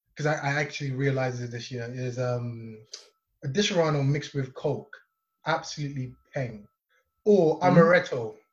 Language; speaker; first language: English; non-native, local second language; Yoruba